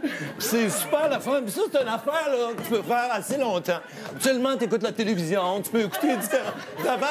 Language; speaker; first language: French; native; French